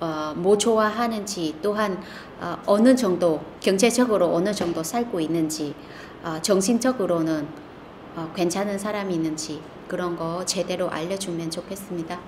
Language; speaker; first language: Korean; non-native, fluent; Vietnamese